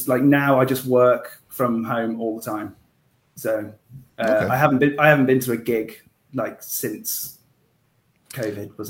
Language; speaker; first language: English; native; English